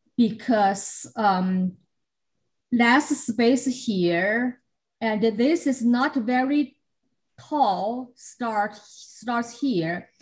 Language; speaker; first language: English; non-native, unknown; Chinese